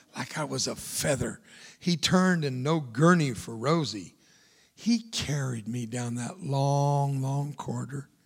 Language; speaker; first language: English; early bilingual, other home language; Spanish